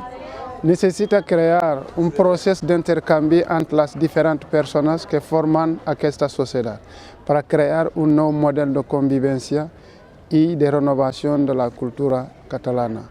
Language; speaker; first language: Catalan; non-native, fluent; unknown